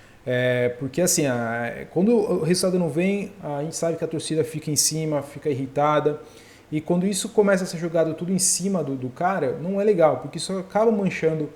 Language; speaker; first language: Portuguese; native; Portuguese